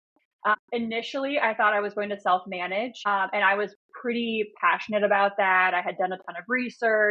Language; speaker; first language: English; native; English